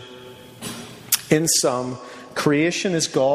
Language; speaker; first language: English; native; English